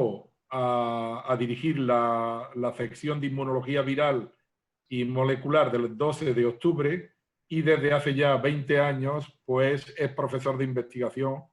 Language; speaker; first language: Spanish; native; Spanish